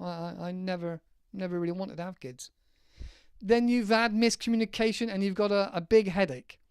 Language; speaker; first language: English; native; English